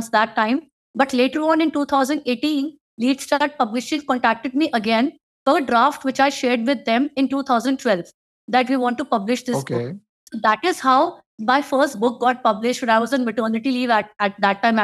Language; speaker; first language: English; non-native, local second language; Hindi